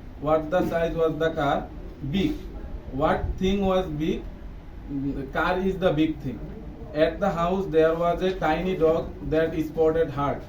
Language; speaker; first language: English; non-native, local second language; Bangla